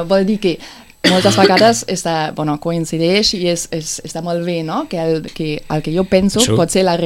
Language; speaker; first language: Catalan; non-native, fluent; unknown